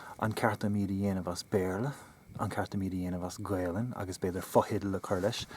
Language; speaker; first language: Irish; non-native, local second language; English